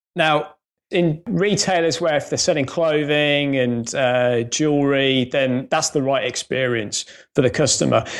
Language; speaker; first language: English; native; English